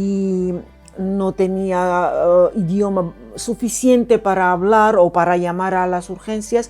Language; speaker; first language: Spanish; non-native, fluent; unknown